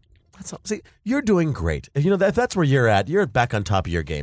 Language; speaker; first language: English; native; English